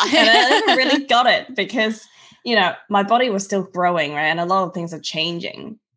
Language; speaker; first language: English; non-native, local second language; Cantonese